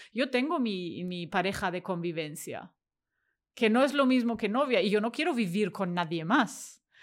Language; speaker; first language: Spanish; non-native, fluent; German